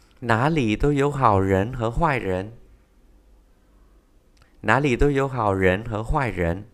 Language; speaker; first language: Chinese; non-native, fluent; Vietnamese